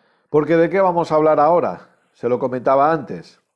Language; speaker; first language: Spanish; native; Spanish